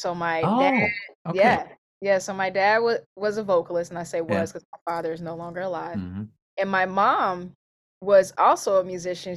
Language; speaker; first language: English; native; English